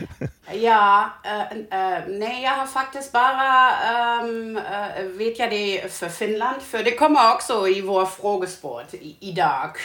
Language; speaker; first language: Swedish; non-native, learner; German